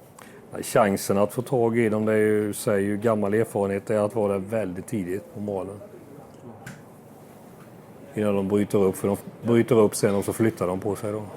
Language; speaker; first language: Swedish; native; Swedish